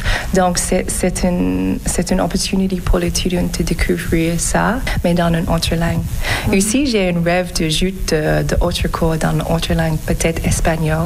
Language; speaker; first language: French; non-native, learner; English